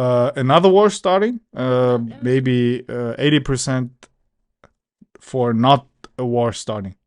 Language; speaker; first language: English; non-native, learner; Mongolian